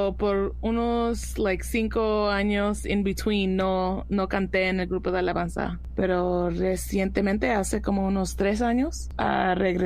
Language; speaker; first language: Spanish; early bilingual, heritage; Spanish